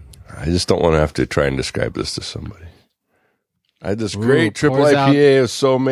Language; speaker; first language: English; native; English